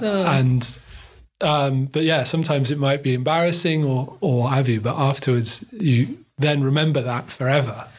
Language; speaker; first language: English; native; English